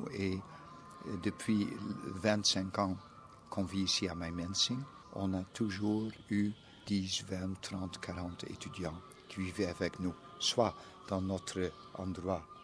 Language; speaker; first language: French; non-native, fluent; Dutch